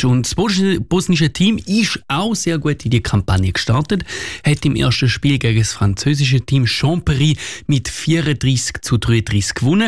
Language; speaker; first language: German; native; German